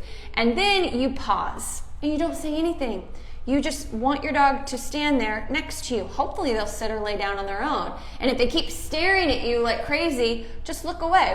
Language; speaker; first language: English; native; English